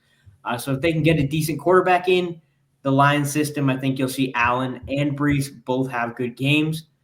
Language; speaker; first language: English; native; English